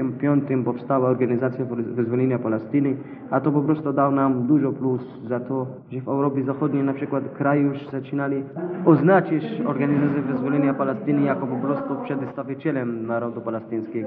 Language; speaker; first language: Polish; non-native, fluent; Arabic